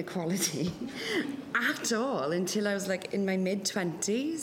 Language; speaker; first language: English; non-native, local second language; Welsh